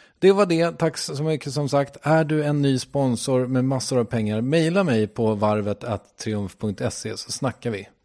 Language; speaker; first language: Swedish; native; Swedish